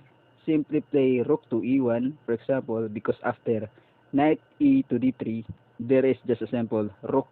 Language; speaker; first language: English; non-native, local second language; Filipino